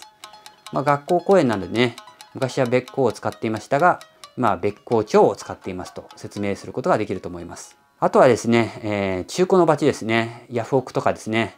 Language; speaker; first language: Japanese; native; Japanese